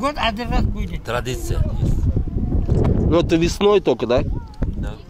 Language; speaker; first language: Russian; non-native, learner; Uzbek